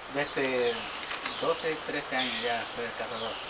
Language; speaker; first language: Spanish; non-native, local second language; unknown